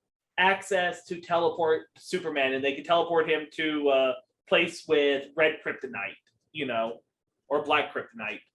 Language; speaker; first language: English; native; English